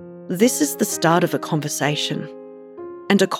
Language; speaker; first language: English; native; English